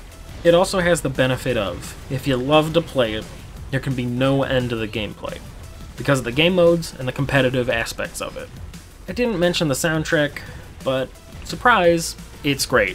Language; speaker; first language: English; native; English